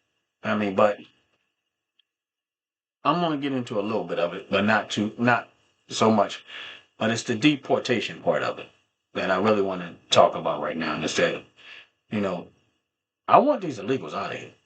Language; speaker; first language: English; native; English